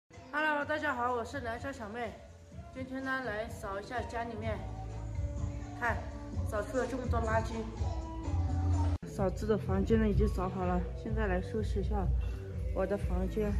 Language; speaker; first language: Chinese; non-native, local second language; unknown